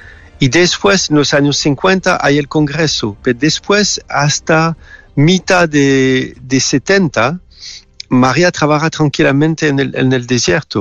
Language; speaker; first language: Spanish; non-native, learner; French